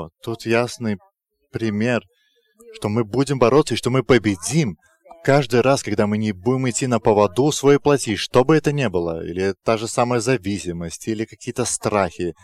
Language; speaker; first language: Russian; non-native, fluent; Lithuanian